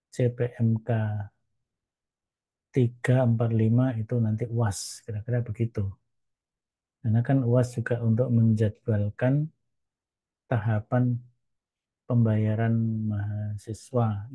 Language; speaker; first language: Indonesian; native; Indonesian